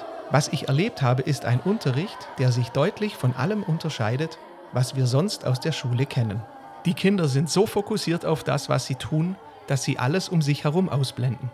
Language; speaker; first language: German; native; German